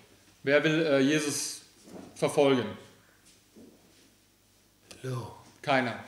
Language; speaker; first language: German; early bilingual, other home language; Aramaic